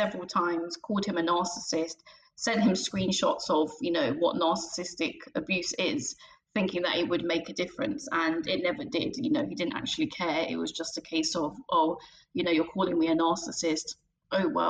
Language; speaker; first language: English; native; English